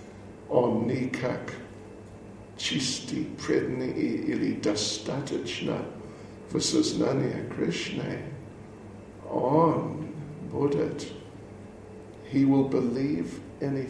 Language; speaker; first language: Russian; non-native, learner; English